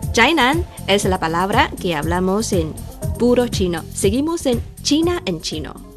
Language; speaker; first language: Spanish; non-native, fluent; Chinese